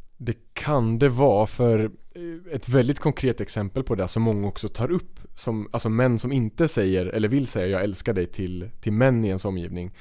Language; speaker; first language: Swedish; native; Swedish